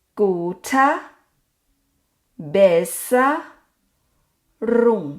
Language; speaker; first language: German; non-native, fluent; Thai